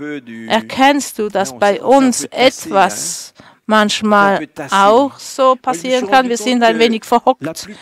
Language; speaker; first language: German; non-native, fluent; French